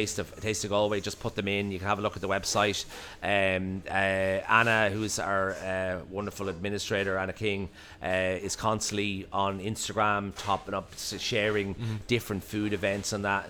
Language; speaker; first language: English; native; English